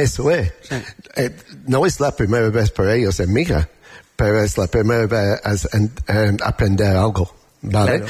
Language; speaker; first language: Spanish; non-native, learner; English